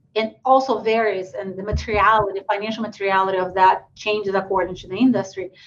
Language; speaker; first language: English; non-native, fluent; Portuguese